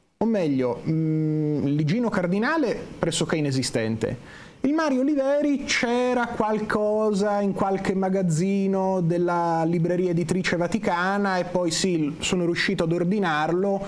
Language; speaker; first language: Italian; native; Italian